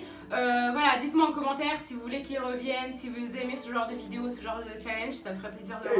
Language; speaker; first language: French; native; French